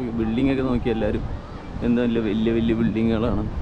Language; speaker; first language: English; non-native, local second language; Malayalam